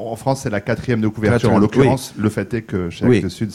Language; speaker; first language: French; native; French